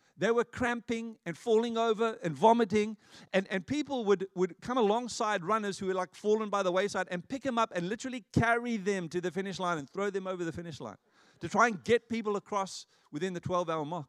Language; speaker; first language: English; native; English